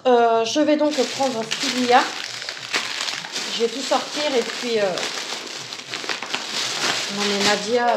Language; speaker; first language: French; native; French